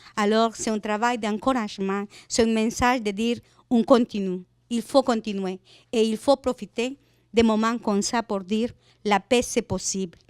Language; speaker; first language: French; non-native, fluent; Spanish